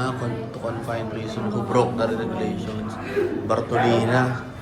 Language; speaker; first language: English; non-native, fluent; Filipino